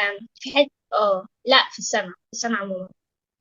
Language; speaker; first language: Arabic; native; Arabic